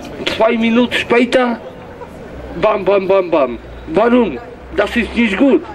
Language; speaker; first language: German; non-native, learner; Polish